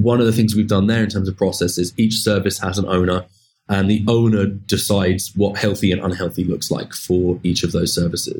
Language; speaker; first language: English; native; English